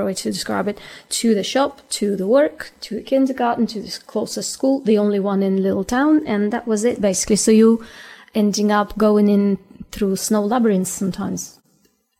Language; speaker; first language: English; non-native, fluent; Ukrainian